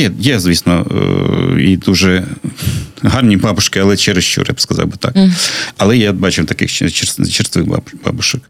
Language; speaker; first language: Ukrainian; non-native, local second language; Russian